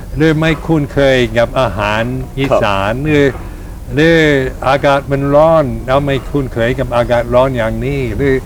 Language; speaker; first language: Thai; non-native, fluent; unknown